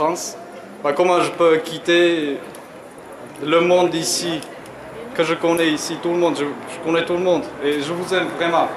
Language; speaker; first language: French; non-native, fluent; Armenian